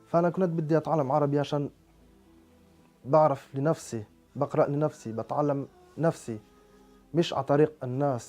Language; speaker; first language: Arabic; non-native, fluent; French